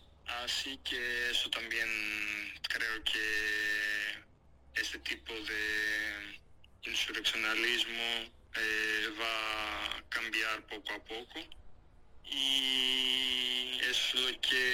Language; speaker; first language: Spanish; non-native, fluent; Greek